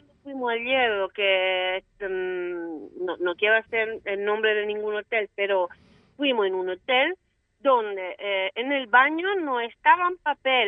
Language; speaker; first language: Spanish; non-native, fluent; Italian